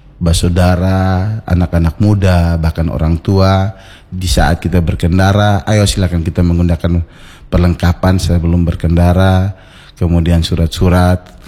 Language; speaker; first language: Indonesian; native; Indonesian